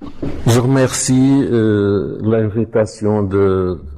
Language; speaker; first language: French; non-native, fluent; Portuguese